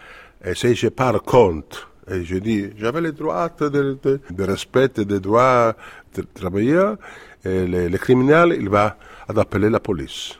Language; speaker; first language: French; non-native, fluent; Italian